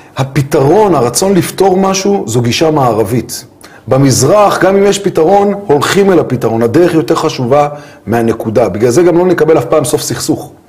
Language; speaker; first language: Hebrew; native; Hebrew